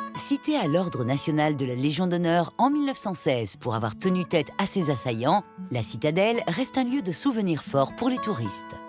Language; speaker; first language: French; native; French